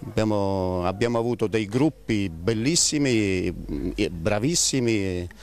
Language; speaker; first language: Italian; native; Italian